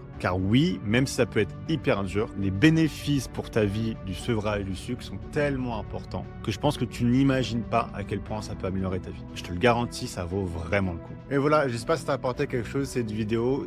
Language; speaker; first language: French; native; French